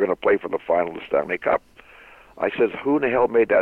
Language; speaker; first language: English; native; English